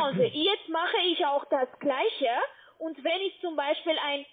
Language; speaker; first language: German; non-native, learner; Russian